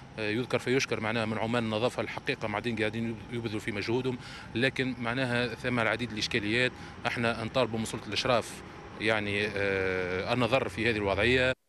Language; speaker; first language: Arabic; native; Arabic